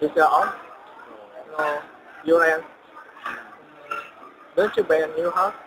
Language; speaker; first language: English; non-native, learner; Indonesian